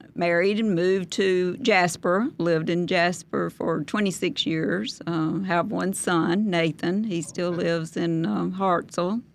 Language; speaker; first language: English; native; English